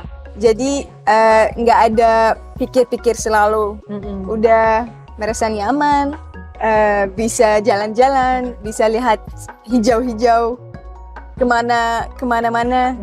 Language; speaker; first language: Indonesian; non-native, learner; Arabic